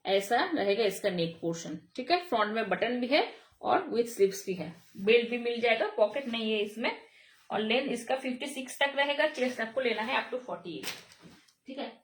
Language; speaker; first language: Hindi; non-native, local second language; Bangla